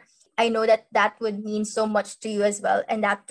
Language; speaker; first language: English; non-native, local second language; Hiligaynon